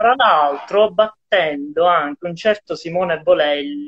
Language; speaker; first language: Italian; native; Italian